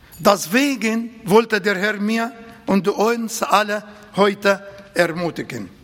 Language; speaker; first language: German; non-native, fluent; Arabic